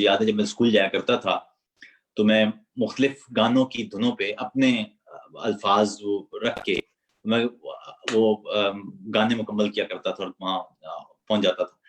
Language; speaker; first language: Urdu; non-native, local second language; Punjabi